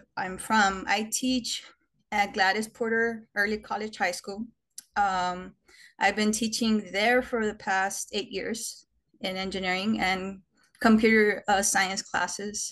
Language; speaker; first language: English; native; English